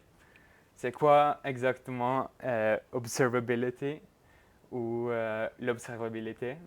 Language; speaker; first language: French; non-native, fluent; Norwegian